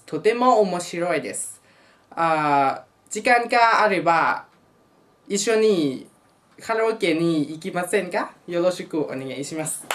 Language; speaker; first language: Japanese; non-native, learner; Thai